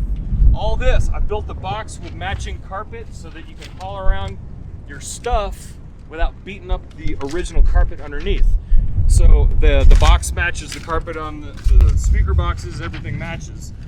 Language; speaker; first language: English; native; English